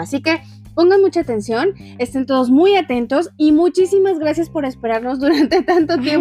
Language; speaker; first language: Spanish; native; Spanish